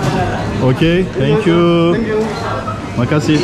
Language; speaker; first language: English; non-native, learner; Turkish